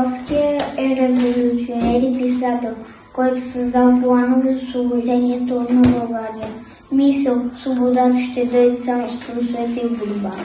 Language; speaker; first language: Bulgarian; early bilingual, heritage; Bulgarian